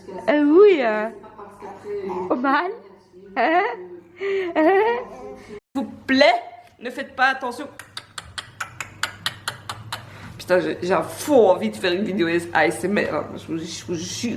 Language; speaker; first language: French; native; French